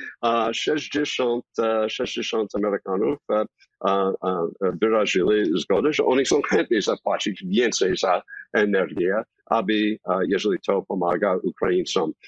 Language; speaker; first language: Polish; non-native, fluent; English